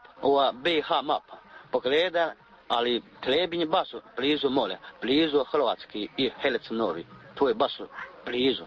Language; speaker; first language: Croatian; non-native, learner; Chinese